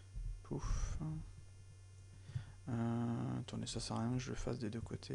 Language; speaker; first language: French; native; French